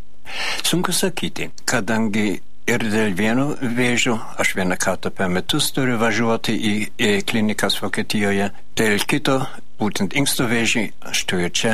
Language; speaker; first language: Lithuanian; non-native, fluent; German